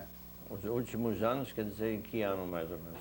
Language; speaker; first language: Portuguese; non-native, fluent; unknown